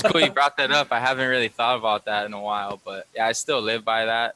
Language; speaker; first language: English; native; English